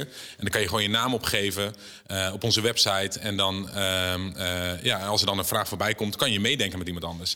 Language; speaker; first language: Dutch; native; Dutch